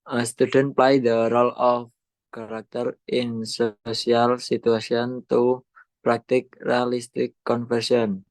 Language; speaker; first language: English; non-native, learner; Indonesian